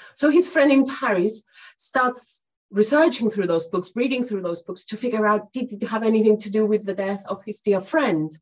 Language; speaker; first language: English; non-native, fluent; Greek